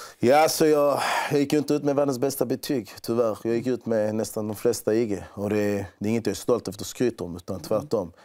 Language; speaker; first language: Swedish; early bilingual, other home language; Persian